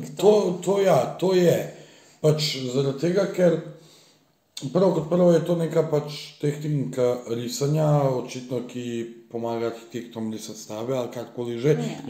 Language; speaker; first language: Slovenian; early bilingual, other home language; Bosnian